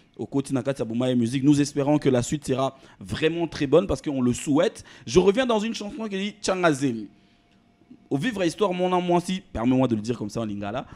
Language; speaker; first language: French; non-native, local second language; Lingala